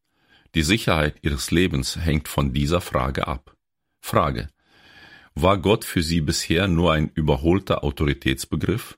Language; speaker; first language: German; native; German